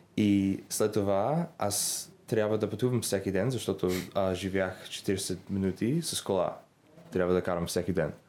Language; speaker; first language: Bulgarian; non-native, learner; English